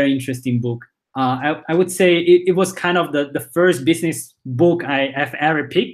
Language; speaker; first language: English; early bilingual, other home language; Spanish